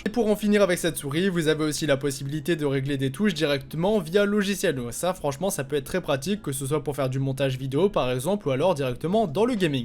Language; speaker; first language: French; native; French